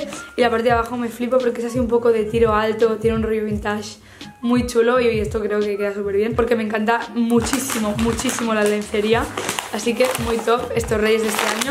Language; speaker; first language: Spanish; native; Spanish